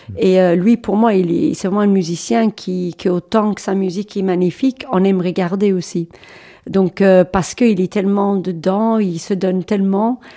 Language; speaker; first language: French; non-native, fluent; English